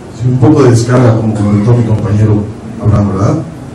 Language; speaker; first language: Spanish; native; Spanish